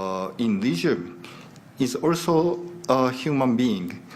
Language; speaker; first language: English; non-native, learner; Japanese